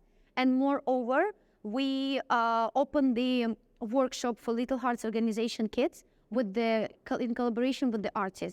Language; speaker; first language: English; non-native, fluent; Russian